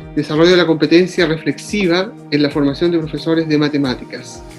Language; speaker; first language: Spanish; native; Spanish